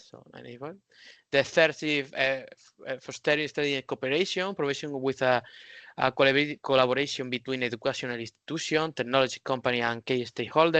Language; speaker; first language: English; non-native, learner; Spanish